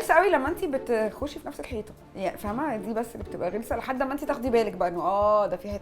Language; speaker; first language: Arabic; native; Arabic